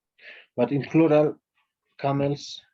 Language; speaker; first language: English; non-native, fluent; Spanish